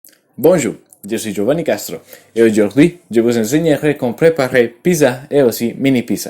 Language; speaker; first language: French; non-native, learner; Spanish